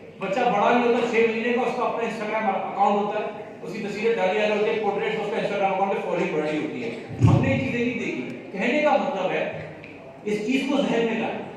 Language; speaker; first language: Urdu; non-native, local second language; Sindhi